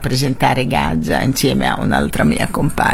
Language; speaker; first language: Italian; non-native, fluent; Arabic